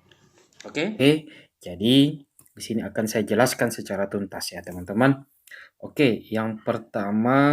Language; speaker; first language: Indonesian; native; Indonesian